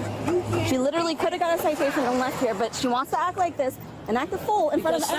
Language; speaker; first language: English; native; English